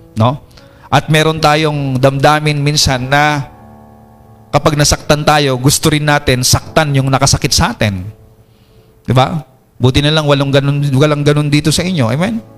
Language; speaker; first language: Filipino; non-native, local second language; Iloko